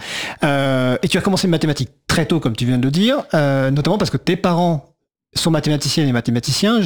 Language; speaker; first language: French; native; French